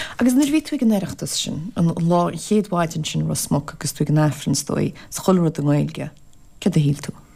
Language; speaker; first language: Irish; native; Irish